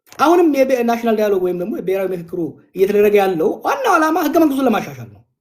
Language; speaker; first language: Amharic; non-native, local second language; Oromo